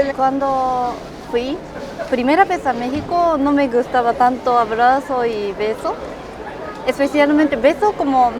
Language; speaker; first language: Spanish; non-native, fluent; Japanese